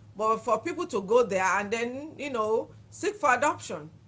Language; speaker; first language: English; non-native, local second language; Yoruba